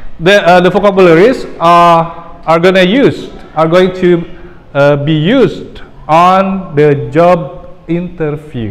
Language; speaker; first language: English; non-native, fluent; Indonesian